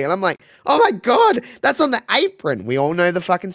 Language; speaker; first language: English; native; English